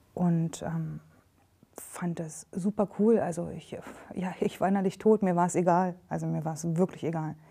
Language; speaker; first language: German; native; German